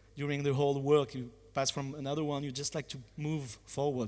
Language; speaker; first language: English; non-native, fluent; French